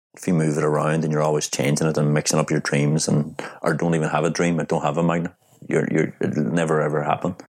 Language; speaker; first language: English; native; English